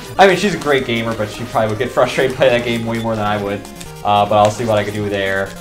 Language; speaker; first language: English; native; English